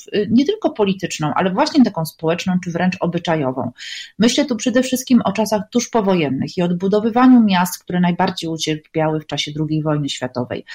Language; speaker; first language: Polish; native; Polish